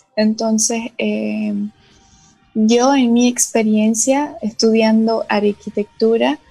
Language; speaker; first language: Spanish; non-native, local second language; Portuguese